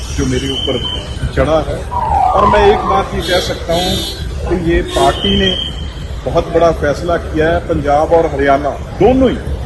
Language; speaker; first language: Hindi; non-native, local second language; Punjabi